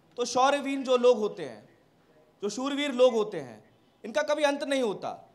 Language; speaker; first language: Hindi; native; Hindi